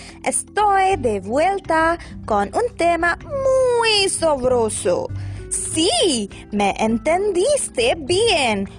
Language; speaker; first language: Spanish; non-native, learner; Hindi